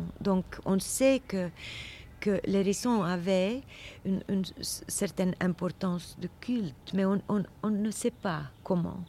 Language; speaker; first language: French; non-native, fluent; Swedish